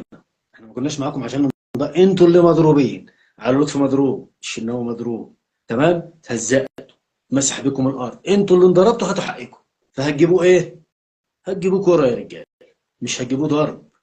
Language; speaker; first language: Arabic; native; Arabic